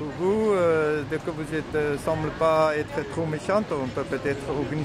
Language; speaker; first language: French; non-native, learner; Dutch